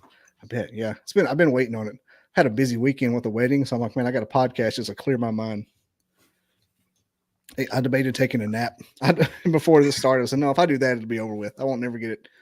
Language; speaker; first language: English; native; English